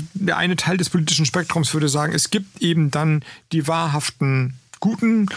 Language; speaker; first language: German; native; German